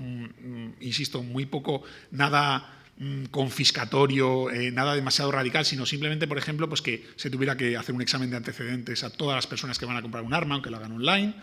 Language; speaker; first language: Spanish; native; Spanish